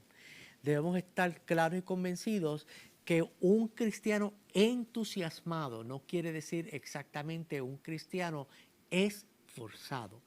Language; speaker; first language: Spanish; native; Spanish